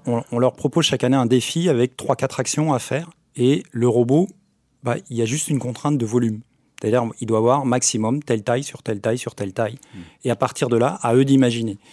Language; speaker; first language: French; native; French